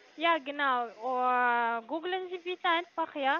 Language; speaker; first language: German; non-native, learner; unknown